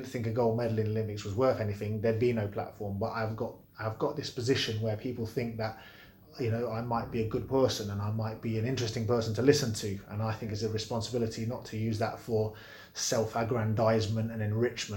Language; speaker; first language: English; native; English